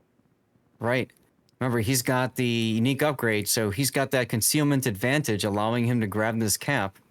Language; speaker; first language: English; native; English